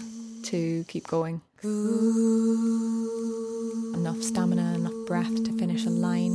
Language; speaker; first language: English; native; English